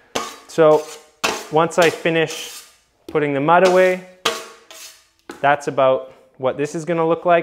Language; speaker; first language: English; native; English